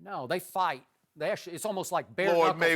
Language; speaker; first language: English; native; English